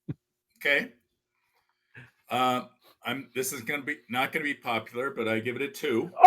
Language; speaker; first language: English; native; English